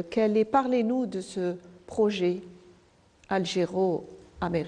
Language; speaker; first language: French; non-native, local second language; Arabic